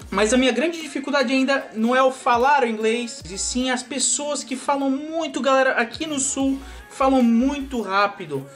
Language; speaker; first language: Portuguese; native; Portuguese